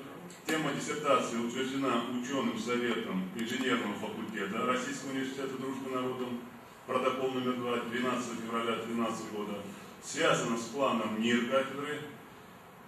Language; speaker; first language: Russian; native; Russian